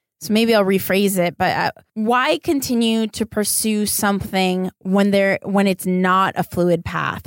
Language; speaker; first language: English; native; English